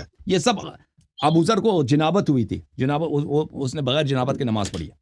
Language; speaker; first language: Urdu; native; Urdu